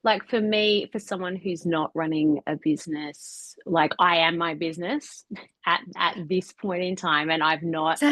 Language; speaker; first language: English; native; English